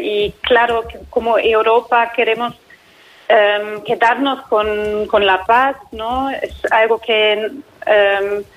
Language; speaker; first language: Spanish; non-native, learner; German